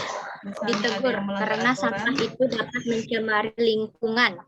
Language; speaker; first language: Indonesian; native; Indonesian